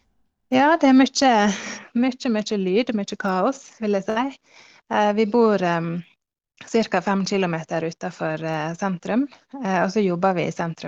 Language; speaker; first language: Norwegian; early bilingual, heritage; Norwegian